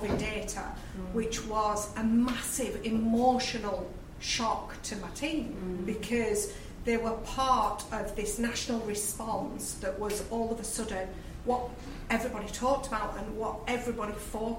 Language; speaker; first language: English; native; English